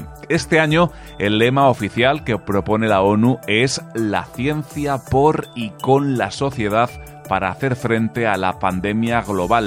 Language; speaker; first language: Spanish; native; Spanish